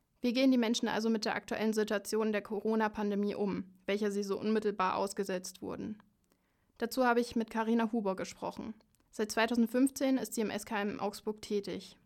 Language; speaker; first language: German; native; German